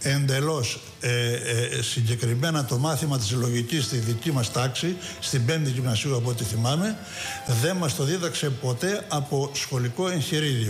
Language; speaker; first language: Greek; native; Greek